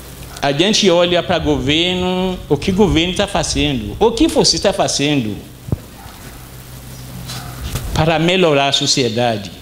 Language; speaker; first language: Portuguese; non-native, fluent; Arabic